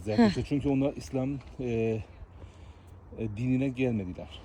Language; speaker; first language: Turkish; non-native, learner; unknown